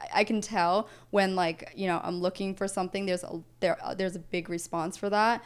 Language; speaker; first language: English; native; English